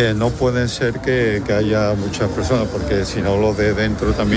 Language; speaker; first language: Spanish; native; Spanish